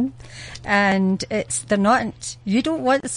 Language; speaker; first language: English; native; English